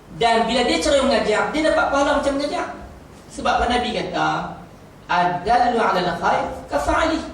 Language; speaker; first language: Malay; native; Malay